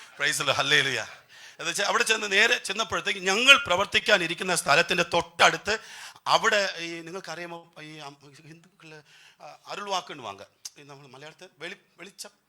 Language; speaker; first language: Malayalam; non-native, local second language; Tamil